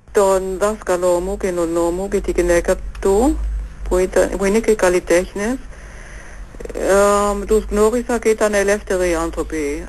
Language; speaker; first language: Greek; non-native, fluent; German